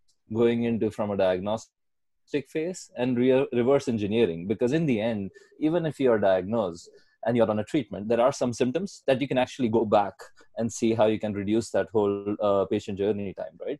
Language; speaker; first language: English; non-native, local second language; Marathi